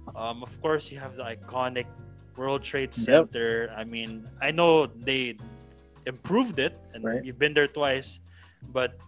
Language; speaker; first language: English; non-native, local second language; Filipino